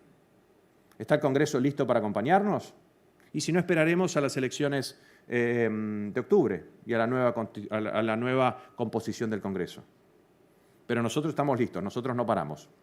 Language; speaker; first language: Spanish; native; Spanish